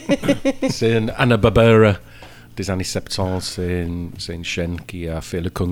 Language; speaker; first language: French; non-native, fluent; English